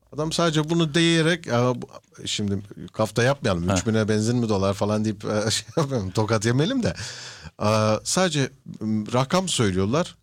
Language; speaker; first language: Turkish; early bilingual, heritage; Turkish